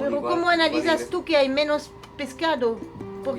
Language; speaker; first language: Spanish; non-native, learner; French